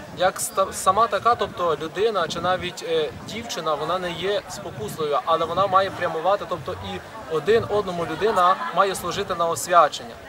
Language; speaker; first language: Ukrainian; native; Ukrainian